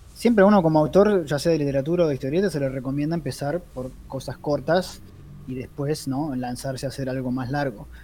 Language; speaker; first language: Spanish; native; Spanish